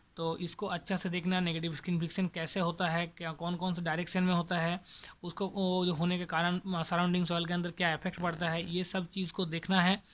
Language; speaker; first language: Hindi; non-native, local second language; Bangla